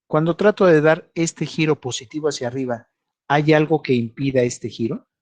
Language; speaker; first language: Spanish; native; Spanish